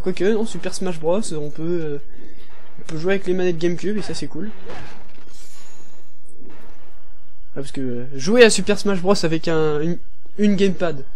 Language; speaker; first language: French; native; French